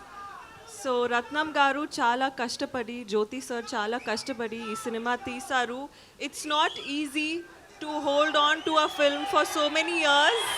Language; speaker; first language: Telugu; non-native, learner; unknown